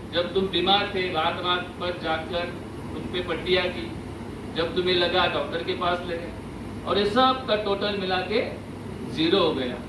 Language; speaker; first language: Hindi; non-native, local second language; Marathi